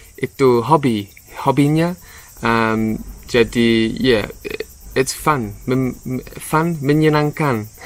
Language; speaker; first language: Indonesian; non-native, learner; English